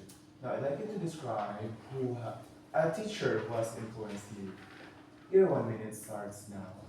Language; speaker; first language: English; non-native, fluent; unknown